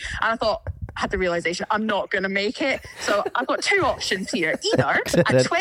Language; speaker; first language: English; native; English